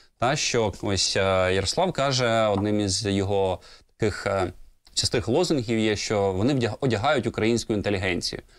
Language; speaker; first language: Ukrainian; native; Ukrainian